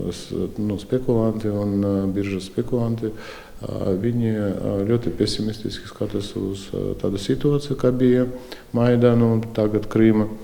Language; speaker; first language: Latvian; non-native, local second language; Russian